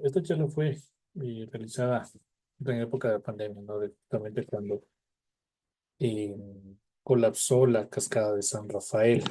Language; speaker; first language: Spanish; native; Spanish